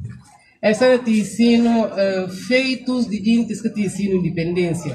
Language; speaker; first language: Portuguese; non-native, local second language; Upper Guinea Crioulo